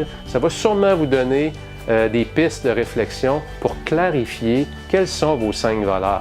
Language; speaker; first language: French; native; French